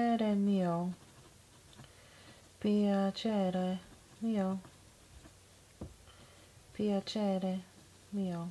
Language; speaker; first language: Italian; non-native, learner; English